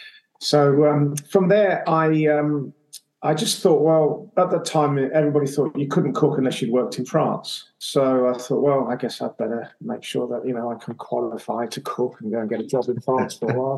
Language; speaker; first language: English; native; English